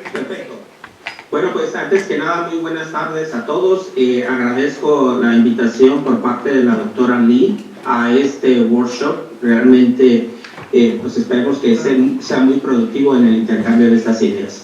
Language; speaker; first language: Spanish; native; Spanish